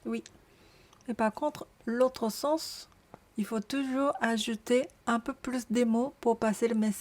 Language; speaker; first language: French; non-native, learner; Japanese